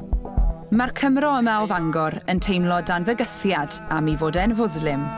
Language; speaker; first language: Welsh; native; Welsh